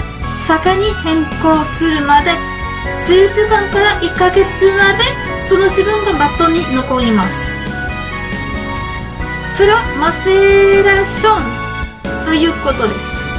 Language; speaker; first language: Japanese; non-native, learner; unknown